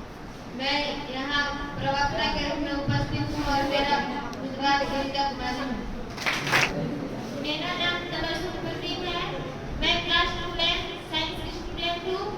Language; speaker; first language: Hindi; native; Hindi